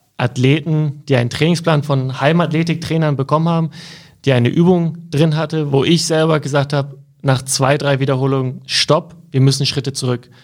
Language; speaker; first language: German; native; German